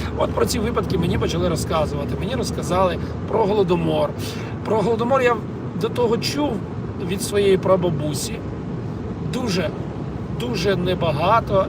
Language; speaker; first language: Ukrainian; non-native, local second language; Russian